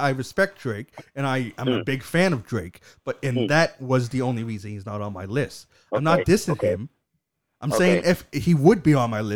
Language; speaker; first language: English; native; English